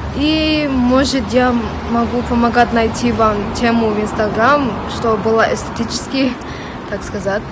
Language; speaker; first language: Russian; non-native, local second language; English